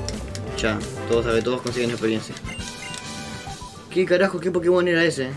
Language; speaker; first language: Spanish; native; Spanish